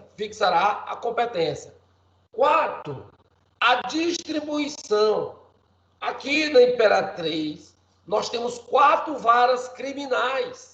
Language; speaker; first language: Portuguese; native; Portuguese